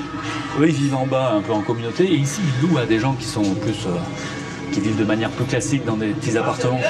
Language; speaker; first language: French; native; French